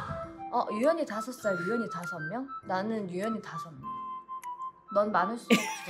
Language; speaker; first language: Korean; native; Korean